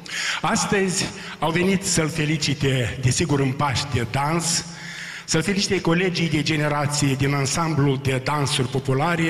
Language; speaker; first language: Romanian; native; Romanian